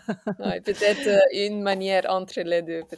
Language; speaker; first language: French; non-native, local second language; Dutch